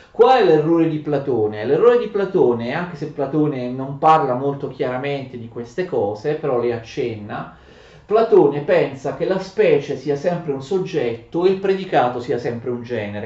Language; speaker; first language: Italian; native; Italian